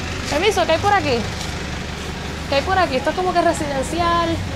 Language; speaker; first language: Spanish; early bilingual, heritage; Spanish